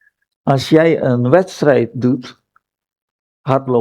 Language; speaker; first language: Dutch; non-native, fluent; Indonesian